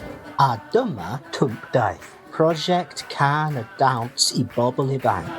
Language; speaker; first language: Welsh; non-native, learner; English